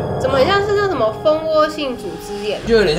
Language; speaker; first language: Chinese; native; Chinese